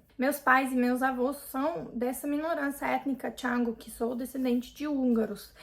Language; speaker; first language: Portuguese; non-native, fluent; Hungarian